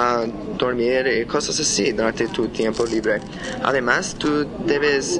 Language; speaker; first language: Spanish; non-native, learner; English